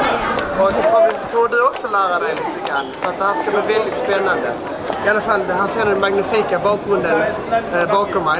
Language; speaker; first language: Swedish; native; Swedish